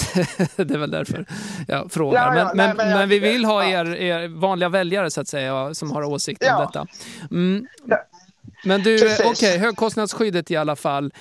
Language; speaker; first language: Swedish; native; Swedish